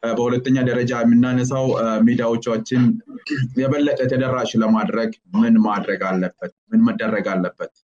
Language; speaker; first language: Amharic; native; Amharic